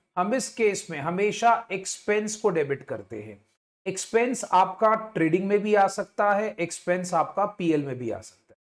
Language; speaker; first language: Hindi; non-native, local second language; Punjabi